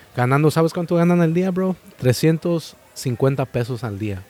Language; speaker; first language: Spanish; native; Spanish